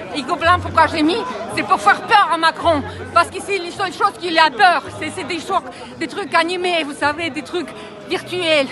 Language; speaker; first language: French; non-native, fluent; Russian